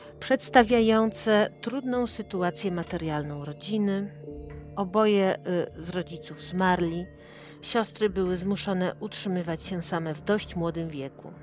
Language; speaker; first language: Polish; native; Polish